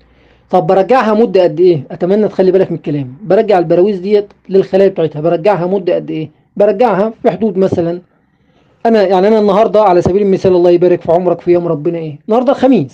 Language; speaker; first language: Arabic; native; Arabic